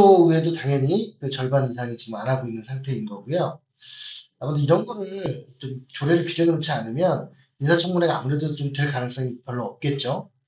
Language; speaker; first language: Korean; native; Korean